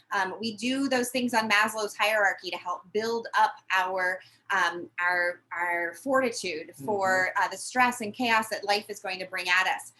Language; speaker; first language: English; native; English